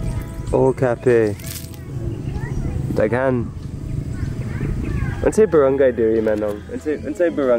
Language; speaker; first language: Cebuano; non-native, learner; English